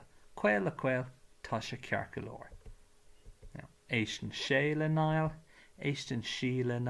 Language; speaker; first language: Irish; non-native, local second language; English